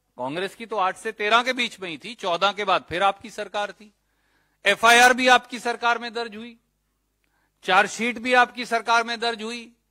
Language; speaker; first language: Hindi; native; Hindi